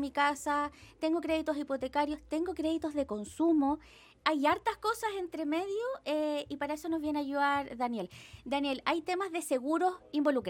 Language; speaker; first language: Spanish; native; Spanish